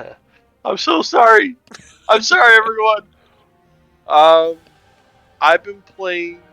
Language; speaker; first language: English; native; English